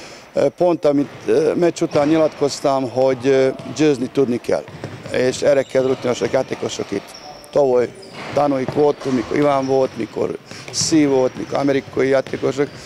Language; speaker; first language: Hungarian; non-native, learner; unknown